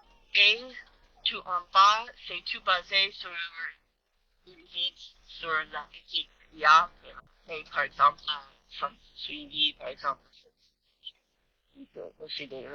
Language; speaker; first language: French; non-native, learner; English